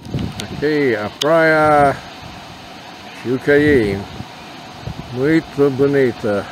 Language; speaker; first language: Portuguese; non-native, learner; English